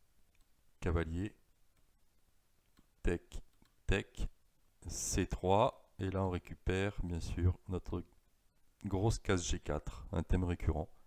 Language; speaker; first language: French; native; French